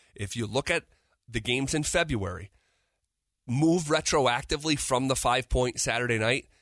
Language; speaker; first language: English; native; English